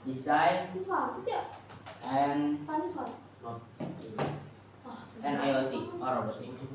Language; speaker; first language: English; non-native, learner; Indonesian